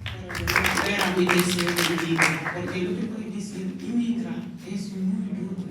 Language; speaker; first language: Spanish; non-native, local second language; Wolof